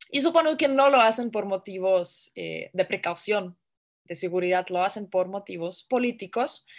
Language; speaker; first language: Spanish; non-native, fluent; Russian